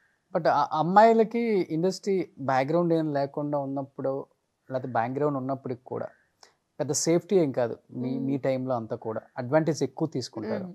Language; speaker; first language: Telugu; native; Telugu